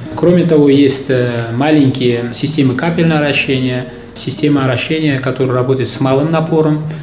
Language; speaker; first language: Russian; non-native, local second language; Uzbek